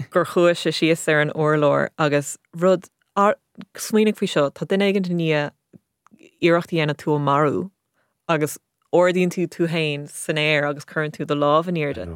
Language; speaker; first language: Irish; non-native, local second language; English